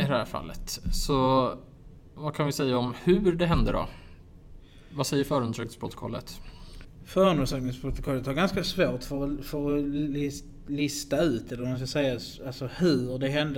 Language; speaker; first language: Swedish; native; Swedish